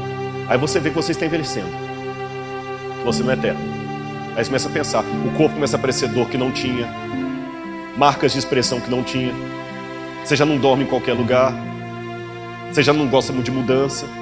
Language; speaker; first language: Portuguese; native; Portuguese